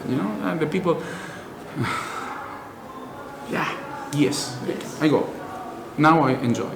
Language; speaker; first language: English; non-native, learner; Spanish